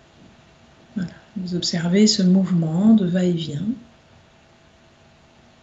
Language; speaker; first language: French; native; French